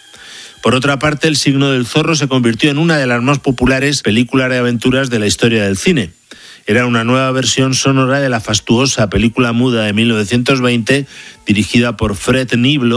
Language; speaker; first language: Spanish; native; Spanish